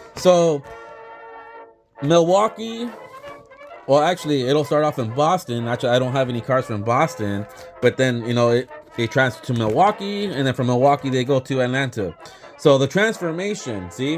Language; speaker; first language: English; native; English